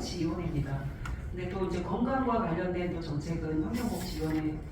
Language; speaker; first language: Korean; native; Korean